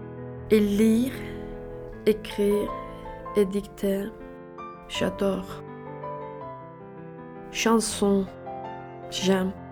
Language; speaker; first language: French; non-native, learner; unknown